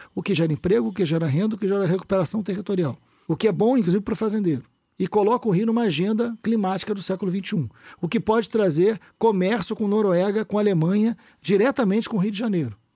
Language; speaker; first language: Portuguese; native; Portuguese